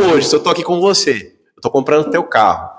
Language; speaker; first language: Portuguese; native; Portuguese